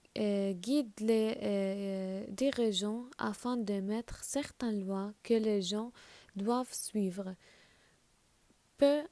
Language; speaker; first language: French; non-native, learner; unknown